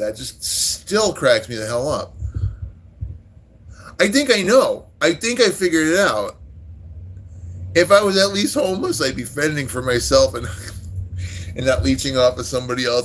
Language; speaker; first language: English; native; English